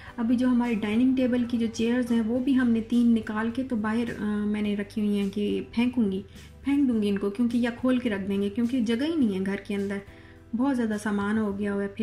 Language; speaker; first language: Urdu; non-native, local second language; Saraiki